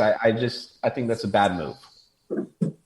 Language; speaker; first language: English; native; English